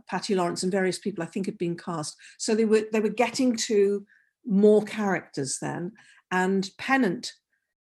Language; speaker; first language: English; native; English